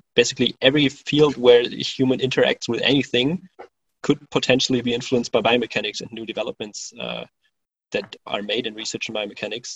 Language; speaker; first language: English; non-native, fluent; German